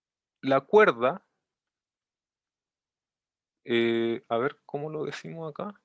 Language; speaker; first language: Spanish; native; Spanish